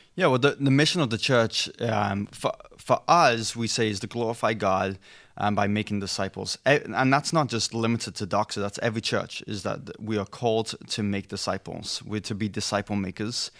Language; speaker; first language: English; native; English